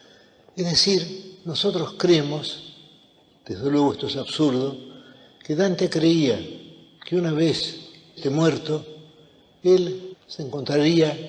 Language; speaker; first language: Spanish; native; Spanish